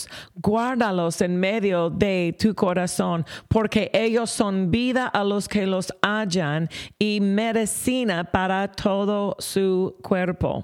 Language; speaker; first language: Spanish; non-native, fluent; English